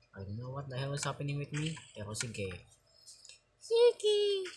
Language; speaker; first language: English; non-native, local second language; Filipino